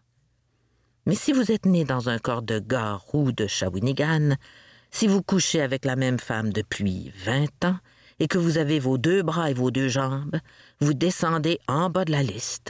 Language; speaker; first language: French; native; French